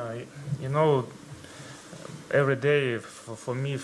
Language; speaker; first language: English; non-native, learner; Ukrainian